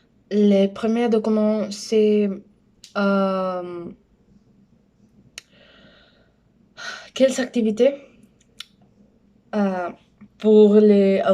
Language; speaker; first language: French; non-native, learner; Spanish